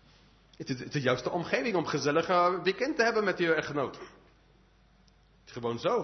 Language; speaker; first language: Dutch; non-native, fluent; English